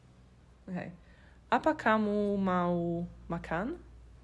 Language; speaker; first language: Indonesian; non-native, learner; Italian